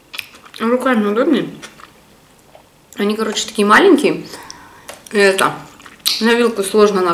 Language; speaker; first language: Russian; native; Russian